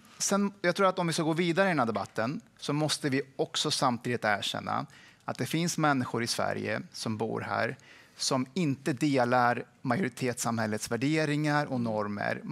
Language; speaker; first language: Swedish; early bilingual, other home language; Persian